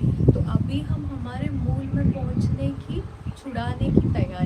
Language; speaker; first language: Hindi; native; Hindi